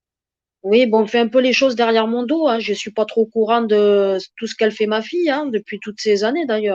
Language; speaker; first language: French; native; French